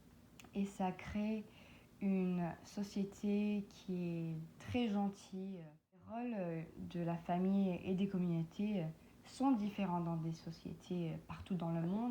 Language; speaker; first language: French; non-native, learner; English